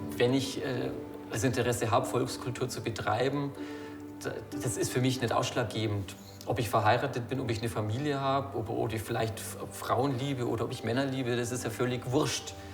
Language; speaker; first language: German; native; German